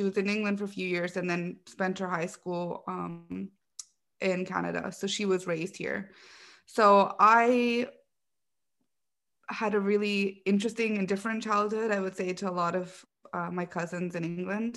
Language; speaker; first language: English; native; English